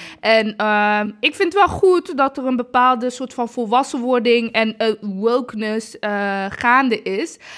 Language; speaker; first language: Dutch; early bilingual, other home language; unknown